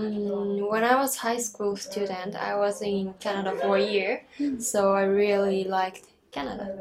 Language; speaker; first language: English; non-native, learner; Japanese